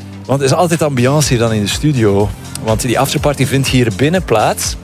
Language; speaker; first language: Dutch; native; Dutch